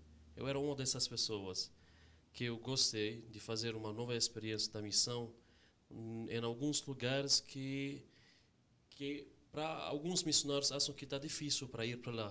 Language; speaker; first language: Portuguese; non-native, fluent; Arabic